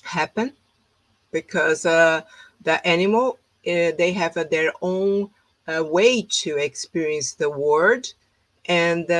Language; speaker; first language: English; non-native, fluent; Portuguese